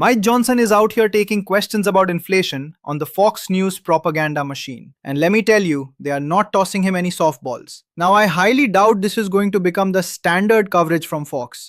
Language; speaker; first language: English; native; English